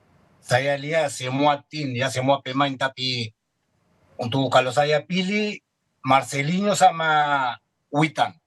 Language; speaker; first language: Indonesian; non-native, fluent; Spanish